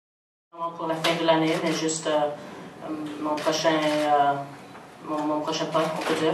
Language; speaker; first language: French; non-native, local second language; English